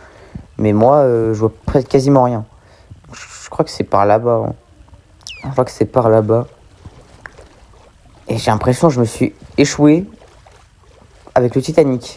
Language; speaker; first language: French; native; French